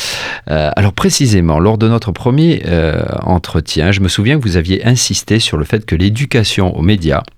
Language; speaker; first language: French; native; French